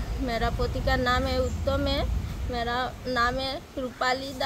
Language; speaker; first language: Hindi; non-native, local second language; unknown